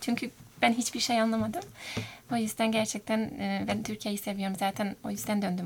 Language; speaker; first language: Turkish; non-native, fluent; Hungarian